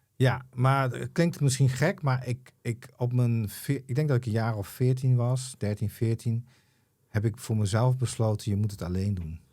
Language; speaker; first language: Dutch; early bilingual, other home language; Papiamento